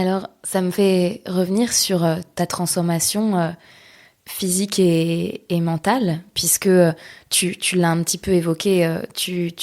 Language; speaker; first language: French; native; French